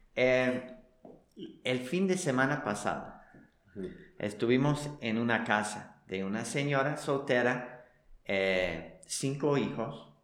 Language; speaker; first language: Spanish; non-native, fluent; English